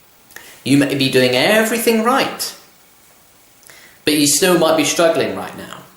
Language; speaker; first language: English; native; English